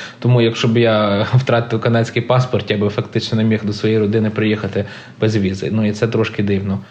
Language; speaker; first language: Ukrainian; early bilingual, heritage; Ukrainian